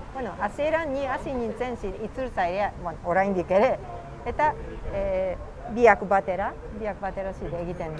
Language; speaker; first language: Basque; non-native, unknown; Japanese